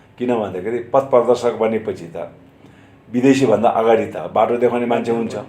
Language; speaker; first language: Nepali; non-native, local second language; Sherpa